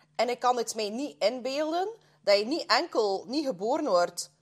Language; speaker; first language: Dutch; non-native, fluent; Russian